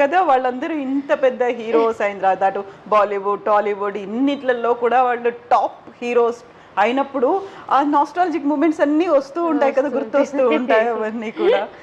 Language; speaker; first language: Telugu; native; Telugu